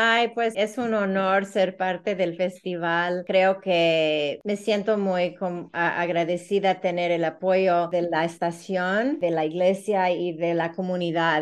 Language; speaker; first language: Spanish; early bilingual, heritage; Spanish